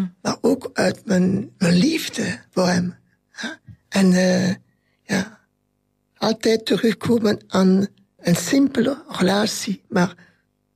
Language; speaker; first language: Dutch; non-native, local second language; French